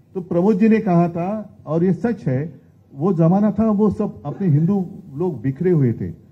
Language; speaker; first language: Hindi; non-native, local second language; Marathi